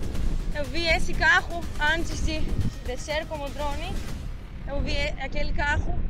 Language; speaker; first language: Portuguese; non-native, learner; Greek